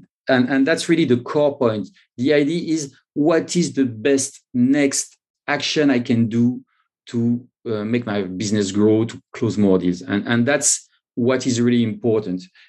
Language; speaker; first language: English; non-native, fluent; French